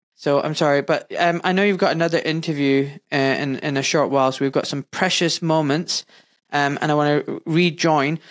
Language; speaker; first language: English; native; English